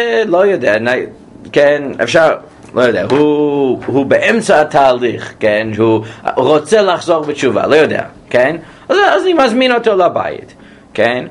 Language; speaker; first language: Hebrew; non-native, fluent; English